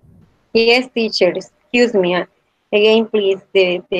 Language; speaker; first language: English; non-native, learner; Spanish